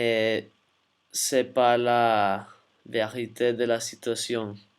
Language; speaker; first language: French; non-native, learner; Spanish